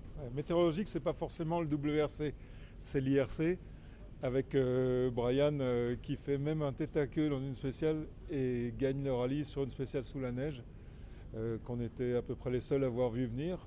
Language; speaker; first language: French; native; French